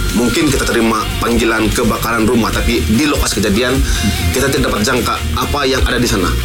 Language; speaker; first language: Malay; non-native, local second language; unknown